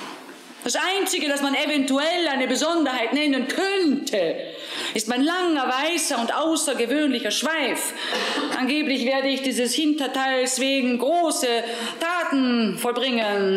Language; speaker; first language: German; native; German